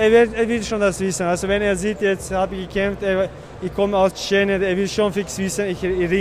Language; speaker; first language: German; non-native, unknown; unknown